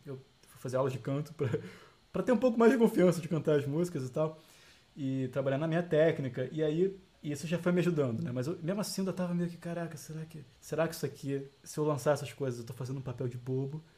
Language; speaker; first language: Portuguese; native; Portuguese